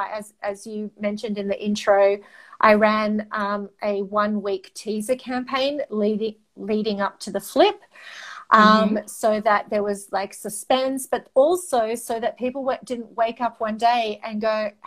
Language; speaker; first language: English; non-native, local second language; Greek